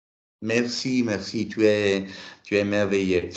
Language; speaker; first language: French; non-native, learner; Italian